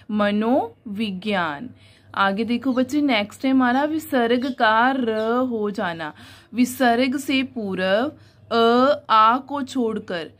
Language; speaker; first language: Hindi; non-native, local second language; Punjabi